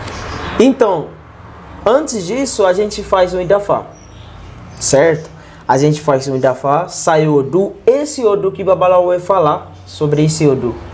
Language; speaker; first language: Portuguese; non-native, learner; Yoruba